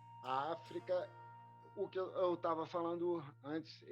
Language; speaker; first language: Portuguese; non-native, fluent; French